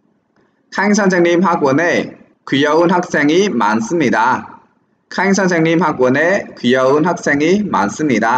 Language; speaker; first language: Korean; non-native, fluent; Vietnamese